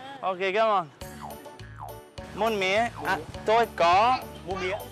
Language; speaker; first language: Vietnamese; non-native, learner; English